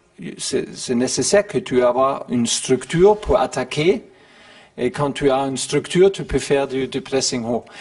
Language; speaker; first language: French; non-native, learner; German